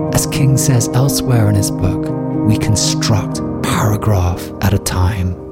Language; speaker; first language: English; native; English